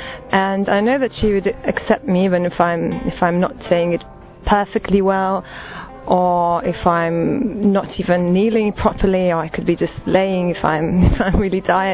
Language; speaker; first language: English; non-native, fluent; Lithuanian